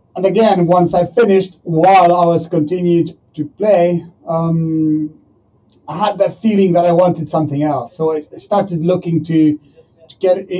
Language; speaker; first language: English; non-native, fluent; Spanish